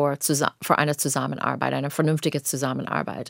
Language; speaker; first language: German; non-native, fluent; English